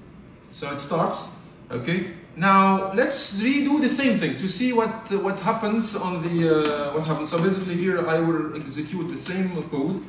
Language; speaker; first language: English; non-native, fluent; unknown